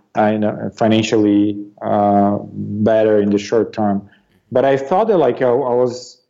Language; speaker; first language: English; non-native, fluent; Portuguese